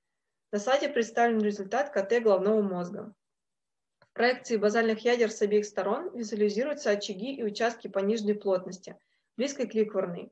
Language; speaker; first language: Russian; native; Russian